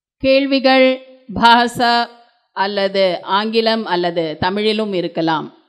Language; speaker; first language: Tamil; native; Tamil